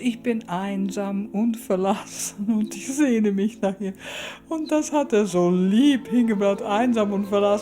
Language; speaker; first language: German; early bilingual, heritage; German